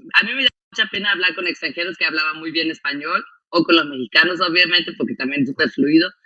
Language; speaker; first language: Spanish; non-native, fluent; German